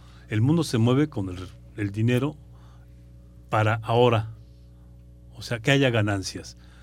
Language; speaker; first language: Spanish; native; Spanish